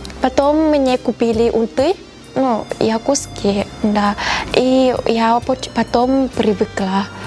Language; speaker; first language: Russian; non-native, fluent; Vietnamese